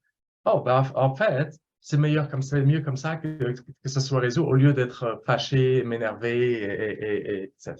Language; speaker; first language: French; non-native, fluent; English